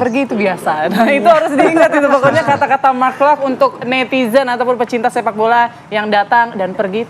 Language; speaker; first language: Indonesian; native; Indonesian